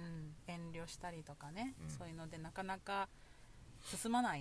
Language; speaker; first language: Japanese; native; Japanese